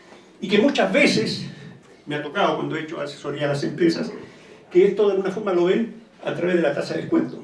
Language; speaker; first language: Spanish; native; Spanish